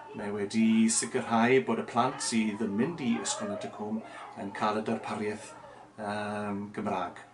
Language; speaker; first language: Welsh; native; Welsh